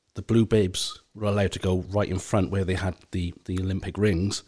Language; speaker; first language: English; native; English